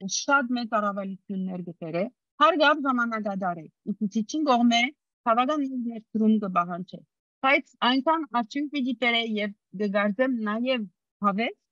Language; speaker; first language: Armenian; early bilingual, heritage; Armenian